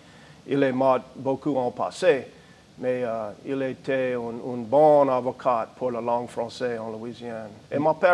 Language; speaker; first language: French; non-native, learner; English